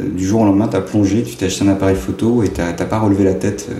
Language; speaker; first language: French; native; French